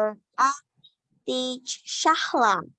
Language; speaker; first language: English; non-native, learner; Indonesian